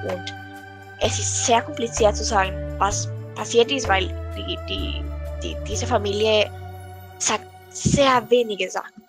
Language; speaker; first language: German; non-native, learner; Spanish